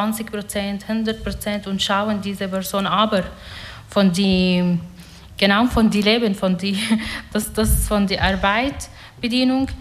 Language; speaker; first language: German; non-native, learner; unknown